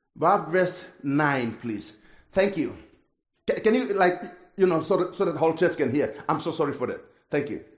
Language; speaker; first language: English; non-native, fluent; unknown